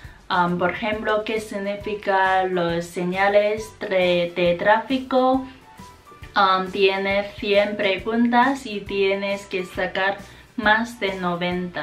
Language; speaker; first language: Spanish; non-native, fluent; Chinese